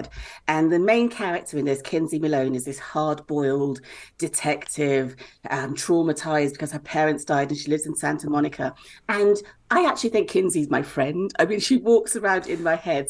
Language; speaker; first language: English; native; English